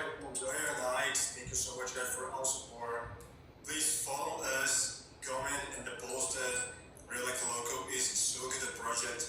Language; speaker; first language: English; non-native, learner; Portuguese